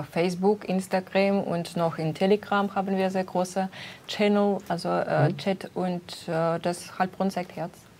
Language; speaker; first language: German; non-native, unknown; Russian